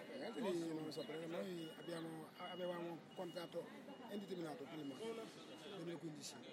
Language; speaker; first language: Italian; non-native, learner; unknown